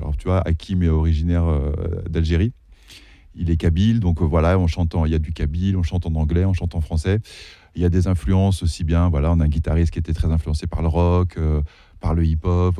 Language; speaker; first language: French; early bilingual, other home language; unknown